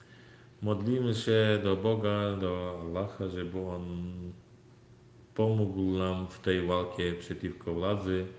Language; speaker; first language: Polish; non-native, learner; Turkmen